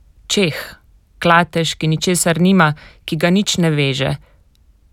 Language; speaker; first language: Slovenian; native; Slovenian